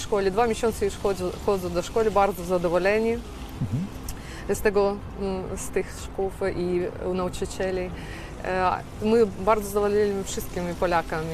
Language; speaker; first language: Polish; non-native, learner; Ukrainian